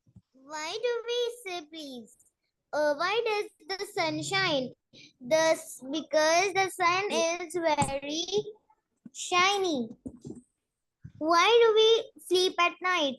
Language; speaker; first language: English; non-native, learner; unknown